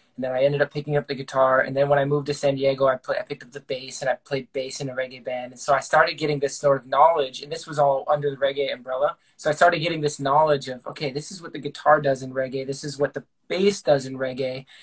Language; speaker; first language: English; native; English